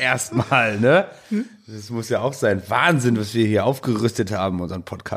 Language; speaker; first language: German; native; German